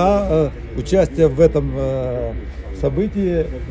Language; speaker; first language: Russian; native; Russian